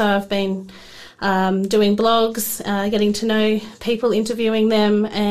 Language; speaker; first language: English; native; English